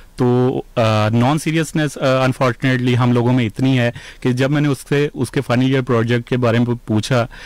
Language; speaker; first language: Urdu; native; Urdu